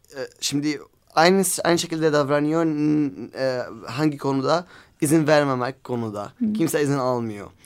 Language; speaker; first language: Turkish; non-native, learner; Arabic